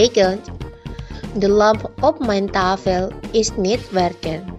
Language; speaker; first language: Dutch; non-native, learner; Indonesian